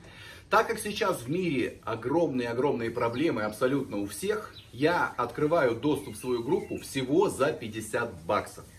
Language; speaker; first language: Russian; native; Russian